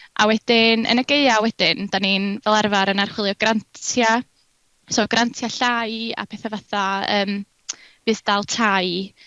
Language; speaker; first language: Welsh; native; Welsh